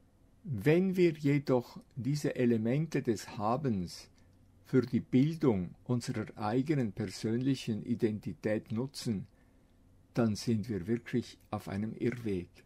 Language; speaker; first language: German; non-native, fluent; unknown